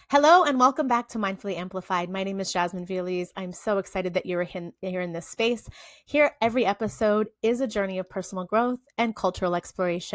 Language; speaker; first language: English; native; English